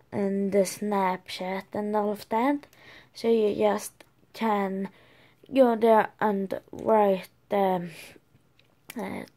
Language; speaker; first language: English; non-native, learner; Swedish